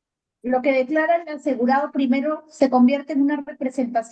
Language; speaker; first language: Spanish; native; Spanish